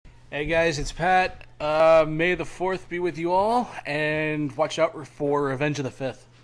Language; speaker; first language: English; native; English